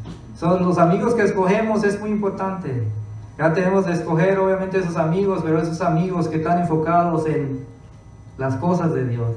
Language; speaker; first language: Spanish; early bilingual, other home language; English